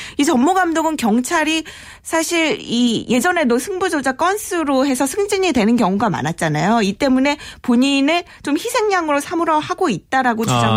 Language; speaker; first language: Korean; native; Korean